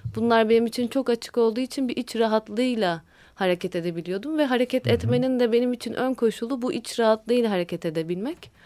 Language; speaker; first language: Turkish; native; Turkish